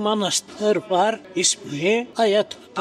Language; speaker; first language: Turkish; non-native, local second language; Greek